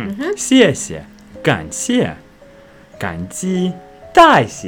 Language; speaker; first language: Chinese; non-native, learner; English